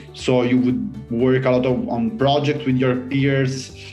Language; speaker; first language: English; non-native, fluent; Italian